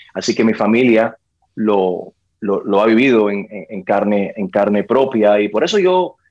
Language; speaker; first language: Spanish; early bilingual, heritage; Spanish